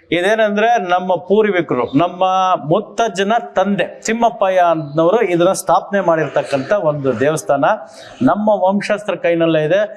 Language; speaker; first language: Kannada; native; Kannada